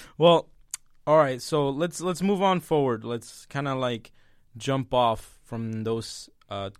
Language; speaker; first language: English; early bilingual, other home language; Spanish